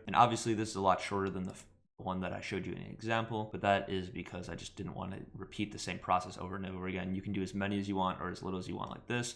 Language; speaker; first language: English; native; English